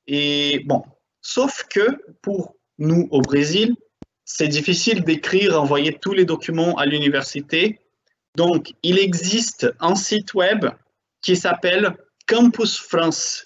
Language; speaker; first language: French; non-native, fluent; Portuguese